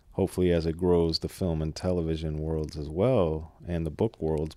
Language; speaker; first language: English; native; English